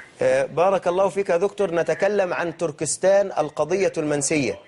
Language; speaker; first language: Arabic; native; Arabic